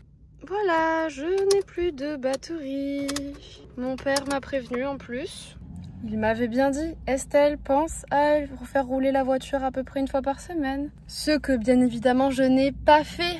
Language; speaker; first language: French; native; French